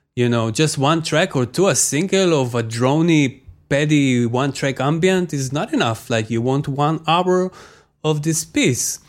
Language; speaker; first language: English; non-native, fluent; Hebrew